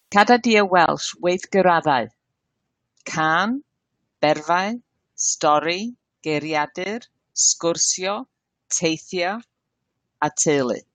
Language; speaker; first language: Welsh; non-native, learner; English